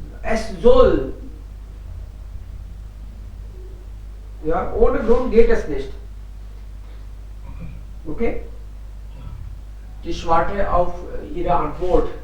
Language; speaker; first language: German; non-native, fluent; Hindi